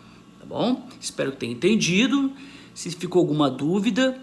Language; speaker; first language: Portuguese; native; Portuguese